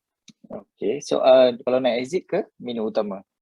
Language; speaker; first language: Malay; native; Malay